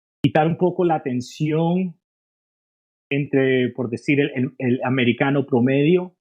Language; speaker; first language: Spanish; early bilingual, heritage; Spanish